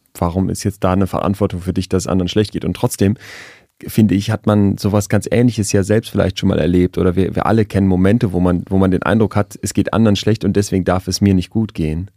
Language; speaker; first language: German; native; German